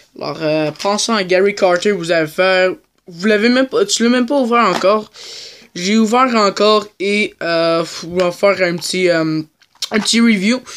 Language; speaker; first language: French; native; French